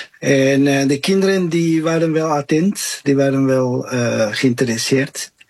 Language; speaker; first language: Dutch; non-native, fluent; Spanish